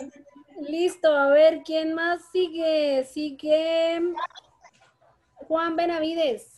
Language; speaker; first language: Spanish; native; Spanish